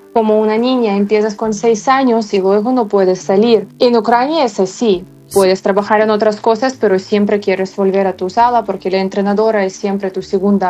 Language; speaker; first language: Spanish; non-native, fluent; Ukrainian